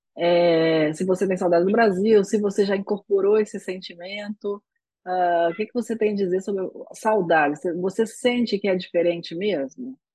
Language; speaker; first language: Portuguese; native; Portuguese